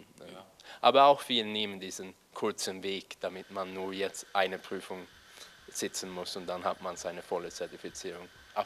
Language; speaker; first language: German; non-native, fluent; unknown